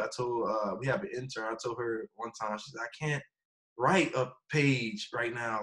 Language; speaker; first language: English; native; English